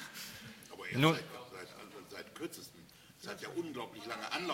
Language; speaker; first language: German; native; German